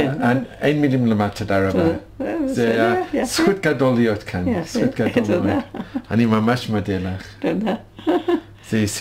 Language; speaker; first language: Hebrew; non-native, learner; English